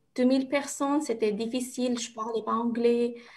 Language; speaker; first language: French; non-native, learner; Arabic